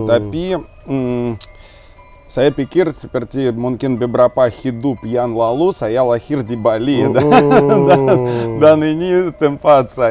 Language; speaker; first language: Indonesian; non-native, learner; Russian